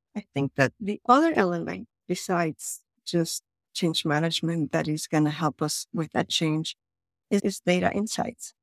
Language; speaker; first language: English; non-native, fluent; Spanish